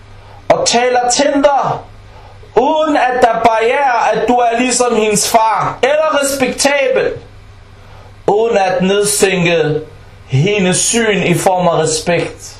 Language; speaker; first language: Danish; non-native, fluent; Arabic